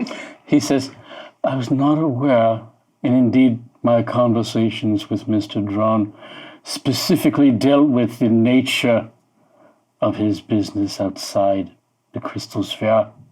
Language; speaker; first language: English; native; English